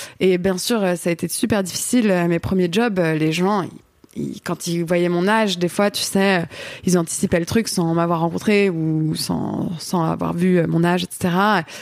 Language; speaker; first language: French; native; French